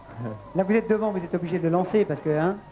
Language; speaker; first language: French; native; French